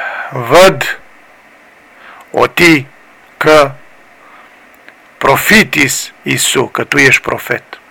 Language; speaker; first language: Romanian; native; Romanian